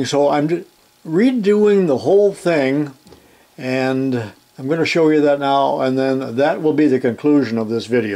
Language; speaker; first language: English; native; English